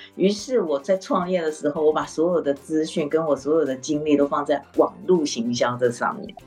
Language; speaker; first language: Chinese; native; Chinese